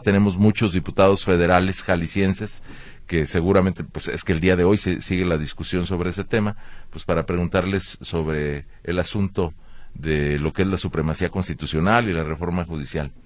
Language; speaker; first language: Spanish; native; Spanish